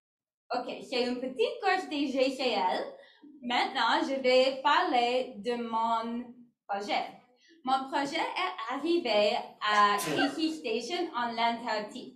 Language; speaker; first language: French; non-native, learner; English